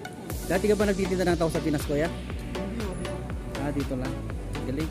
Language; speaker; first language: Filipino; non-native, local second language; Iloko